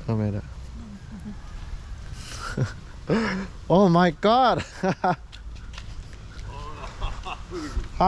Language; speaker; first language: English; non-native, learner; Lao